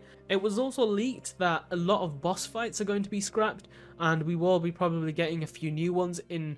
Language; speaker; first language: English; native; English